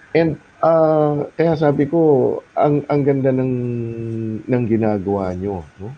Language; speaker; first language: Filipino; non-native, local second language; Cebuano